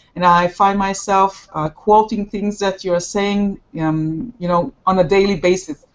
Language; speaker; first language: English; non-native, fluent; Hebrew